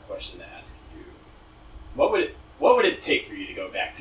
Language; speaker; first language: English; native; English